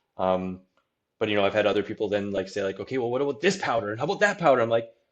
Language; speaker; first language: English; native; English